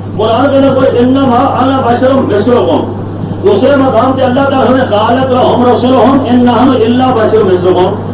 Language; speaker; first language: Urdu; non-native, local second language; Punjabi